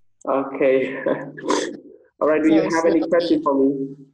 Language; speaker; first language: English; non-native, fluent; Vietnamese